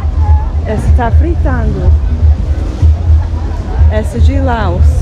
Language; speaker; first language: Portuguese; non-native, fluent; English